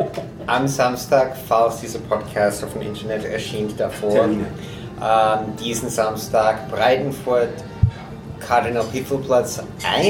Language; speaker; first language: German; non-native, fluent; English